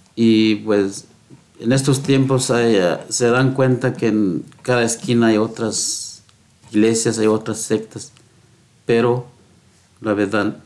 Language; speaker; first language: Spanish; native; Spanish